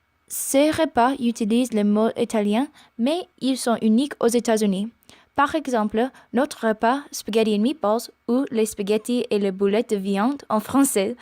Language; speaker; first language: French; non-native, learner; English